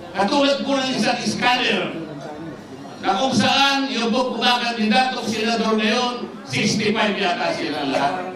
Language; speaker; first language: Filipino; native; Filipino